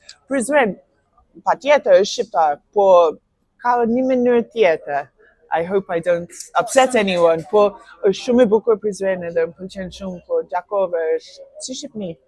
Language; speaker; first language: Albanian; non-native, learner; English